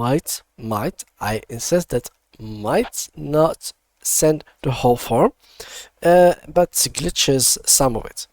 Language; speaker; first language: English; non-native, fluent; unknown